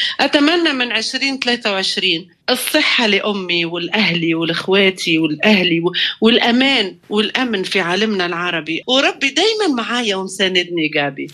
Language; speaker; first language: Arabic; native; Arabic